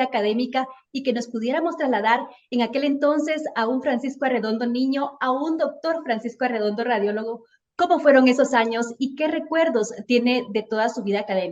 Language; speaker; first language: Spanish; native; Spanish